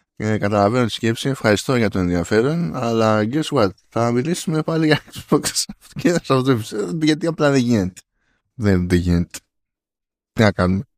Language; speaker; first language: Greek; native; Greek